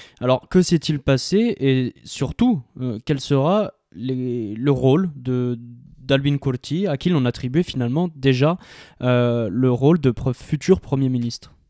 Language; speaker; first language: French; native; French